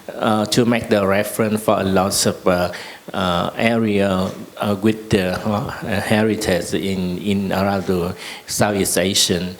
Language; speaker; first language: English; non-native, learner; Vietnamese